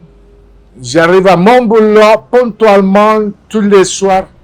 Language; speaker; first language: French; non-native, fluent; Spanish